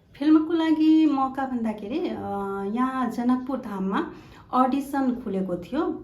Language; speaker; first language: Nepali; non-native, local second language; Maithili